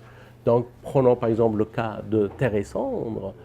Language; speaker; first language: French; non-native, fluent; Persian